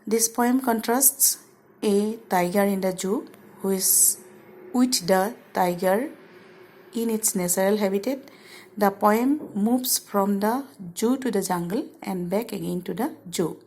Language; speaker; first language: English; non-native, local second language; Assamese